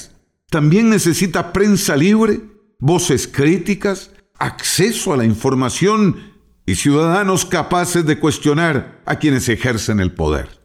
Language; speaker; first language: Spanish; native; Spanish